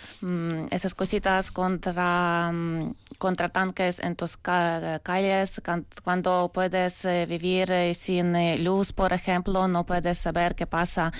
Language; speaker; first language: Spanish; non-native, learner; Ukrainian